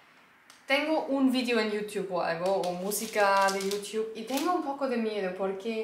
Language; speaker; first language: Spanish; non-native, learner; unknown